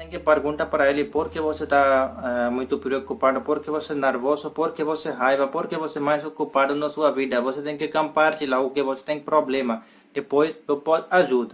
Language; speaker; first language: Portuguese; non-native, learner; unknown